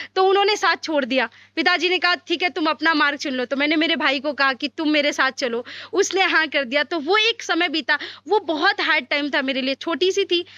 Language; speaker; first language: Hindi; native; Hindi